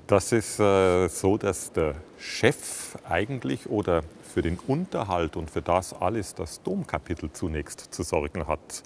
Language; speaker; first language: German; native; German